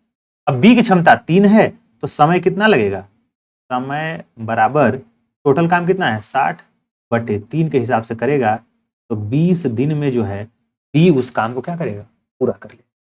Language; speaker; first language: Hindi; native; Hindi